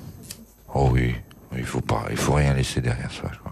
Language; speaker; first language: French; native; French